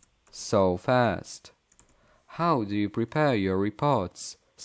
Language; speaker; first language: English; non-native, fluent; Polish